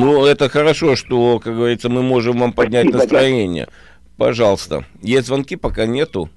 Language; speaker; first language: Russian; native; Russian